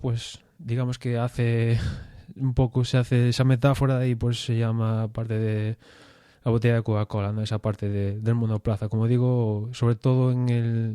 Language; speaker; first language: Spanish; native; Spanish